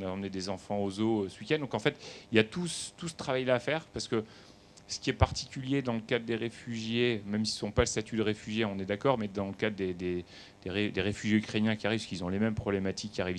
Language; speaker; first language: French; native; French